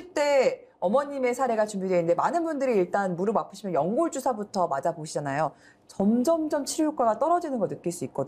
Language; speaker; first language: Korean; native; Korean